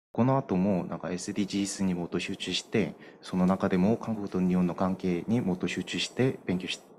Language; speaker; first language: Japanese; non-native, fluent; Korean